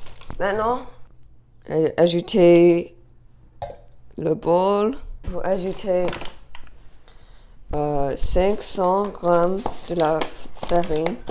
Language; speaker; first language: French; non-native, learner; English